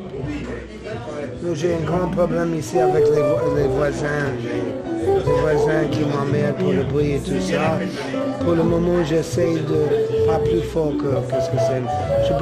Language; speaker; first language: French; non-native, fluent; English